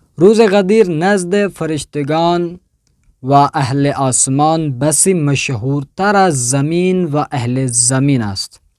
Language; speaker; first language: Persian; non-native, fluent; Urdu